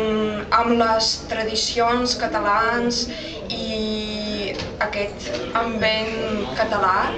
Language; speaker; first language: Catalan; non-native, fluent; Russian